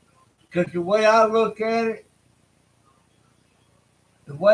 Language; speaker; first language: English; native; English